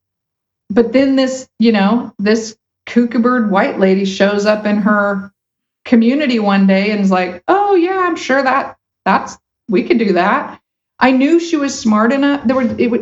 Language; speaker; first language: English; native; English